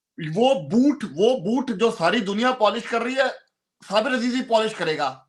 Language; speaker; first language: Urdu; non-native, local second language; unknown